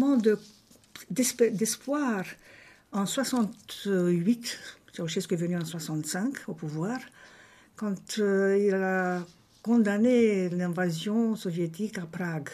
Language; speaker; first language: French; non-native, fluent; Romanian